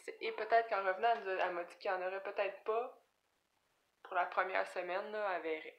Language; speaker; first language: French; native; French